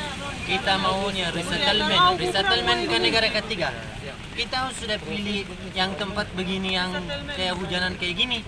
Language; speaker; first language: Indonesian; non-native, learner; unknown